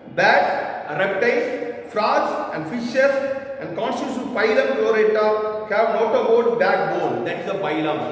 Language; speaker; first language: English; non-native, local second language; Tamil